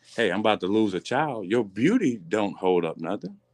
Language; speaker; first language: English; native; English